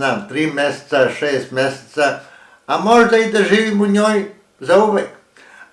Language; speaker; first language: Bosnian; early bilingual, heritage; Croatian